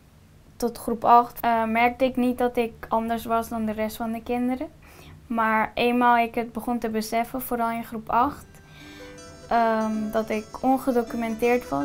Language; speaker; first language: Dutch; early bilingual, other home language; Spanish